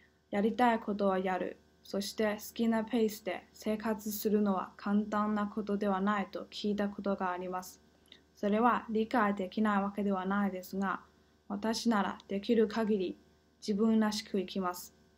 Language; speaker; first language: Japanese; non-native, learner; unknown